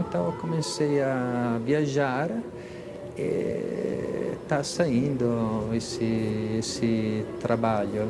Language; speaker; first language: Portuguese; non-native, fluent; Italian